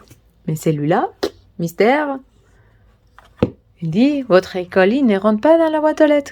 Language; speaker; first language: French; non-native, learner; Spanish